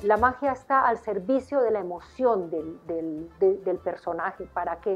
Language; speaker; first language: Spanish; native; Spanish